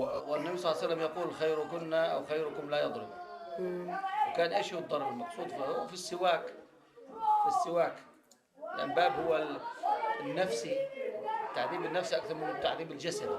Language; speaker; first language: Arabic; native; Arabic